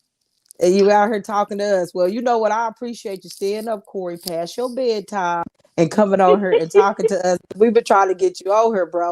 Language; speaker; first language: English; native; English